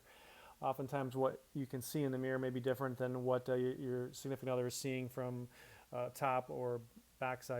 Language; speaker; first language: English; native; English